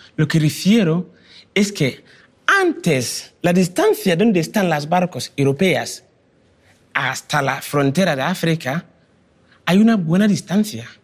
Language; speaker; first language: Spanish; non-native, fluent; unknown